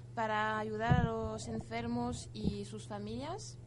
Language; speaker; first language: Spanish; non-native, fluent; French